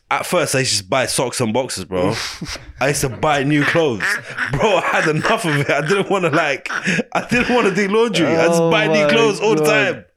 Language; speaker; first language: English; non-native, local second language; Arabic